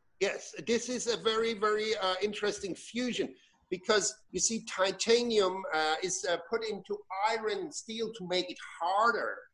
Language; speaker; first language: English; non-native, fluent; German